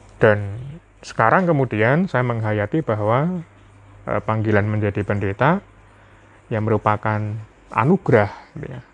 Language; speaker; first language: Indonesian; non-native, local second language; Javanese